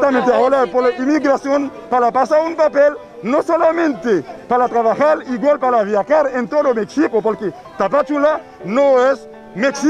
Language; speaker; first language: Spanish; non-native, learner; Haitian Creole